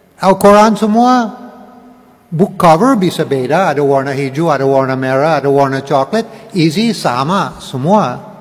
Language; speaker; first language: Indonesian; non-native, learner; English